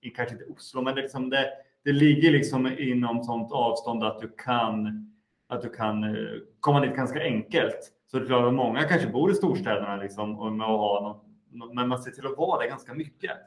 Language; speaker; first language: Swedish; native; Swedish